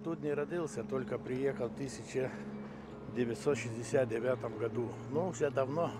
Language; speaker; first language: Russian; non-native, local second language; Lithuanian